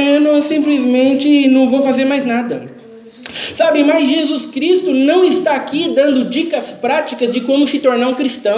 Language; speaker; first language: Portuguese; native; Portuguese